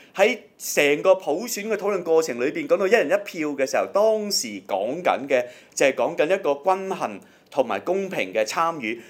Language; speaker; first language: Cantonese; native; Cantonese